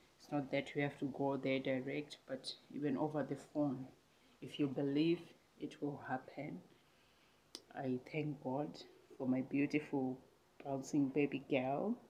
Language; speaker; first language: English; non-native, local second language; Shona